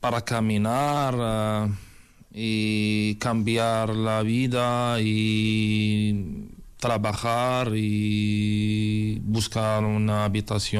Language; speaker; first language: Spanish; non-native, learner; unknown